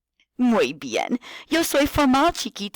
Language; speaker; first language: Spanish; non-native, fluent; English